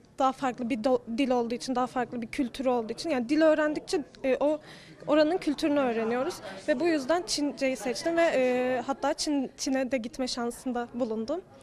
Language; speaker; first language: Turkish; non-native, fluent; Chinese